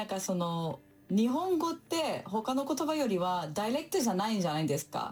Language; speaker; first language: Japanese; non-native, fluent; French